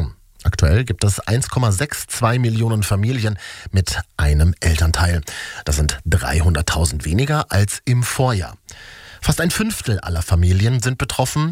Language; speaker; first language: German; native; German